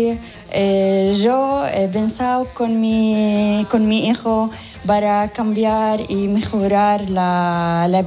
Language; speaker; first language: Spanish; non-native, learner; Arabic